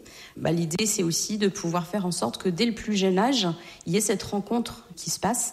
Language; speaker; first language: French; native; French